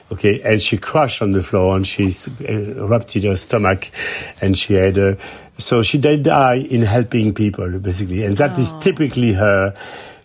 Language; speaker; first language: English; non-native, fluent; French